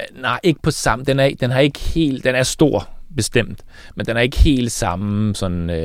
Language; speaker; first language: Danish; native; Danish